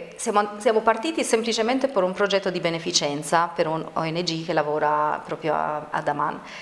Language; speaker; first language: Italian; non-native, fluent; Albanian